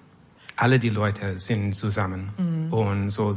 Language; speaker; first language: German; non-native, learner; French